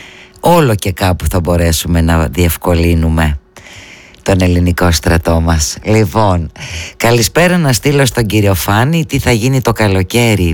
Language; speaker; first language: Greek; native; Greek